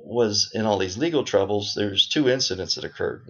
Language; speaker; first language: English; native; English